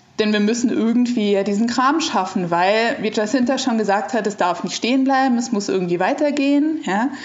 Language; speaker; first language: German; native; German